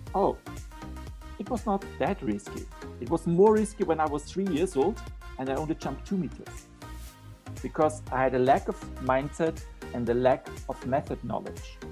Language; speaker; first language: English; non-native, fluent; German